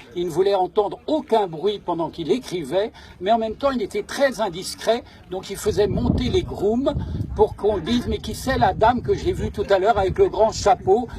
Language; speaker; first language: French; native; French